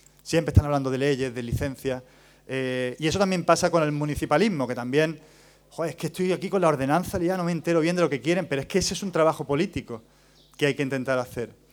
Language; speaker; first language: Spanish; native; Spanish